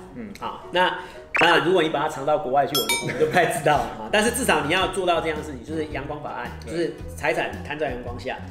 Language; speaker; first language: Chinese; native; Chinese